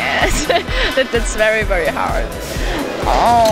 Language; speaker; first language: English; non-native, fluent; German